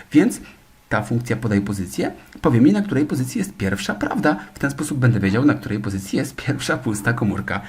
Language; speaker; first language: Polish; native; Polish